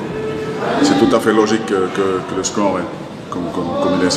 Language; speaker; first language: French; non-native, fluent; Finnish